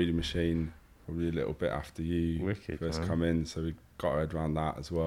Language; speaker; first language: English; native; English